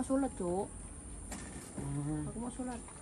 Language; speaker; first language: Indonesian; native; Indonesian